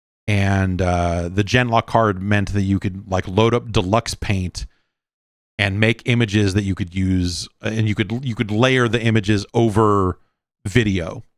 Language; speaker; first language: English; native; English